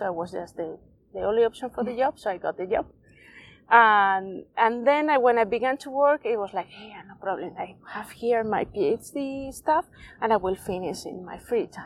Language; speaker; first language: English; non-native, fluent; Spanish